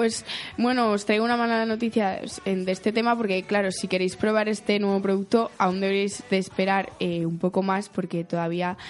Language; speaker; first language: Spanish; native; Spanish